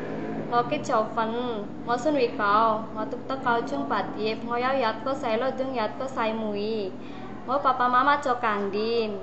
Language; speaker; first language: Cantonese; non-native, learner; Indonesian